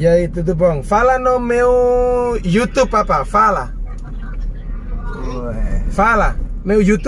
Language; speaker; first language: Portuguese; non-native, learner; Indonesian